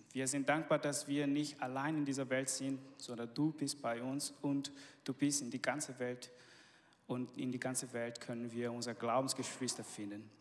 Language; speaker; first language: German; non-native, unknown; Portuguese